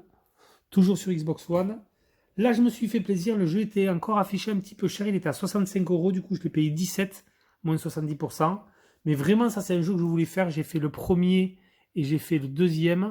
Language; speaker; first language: French; native; French